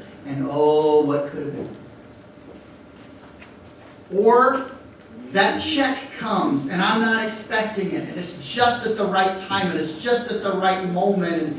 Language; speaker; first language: English; native; English